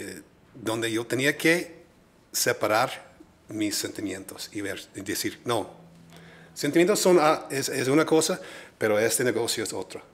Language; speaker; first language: Spanish; non-native, fluent; English